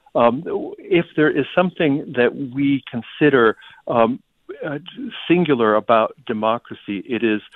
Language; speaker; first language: English; early bilingual, other home language; Ukrainian